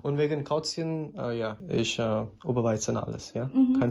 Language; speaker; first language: German; non-native, learner; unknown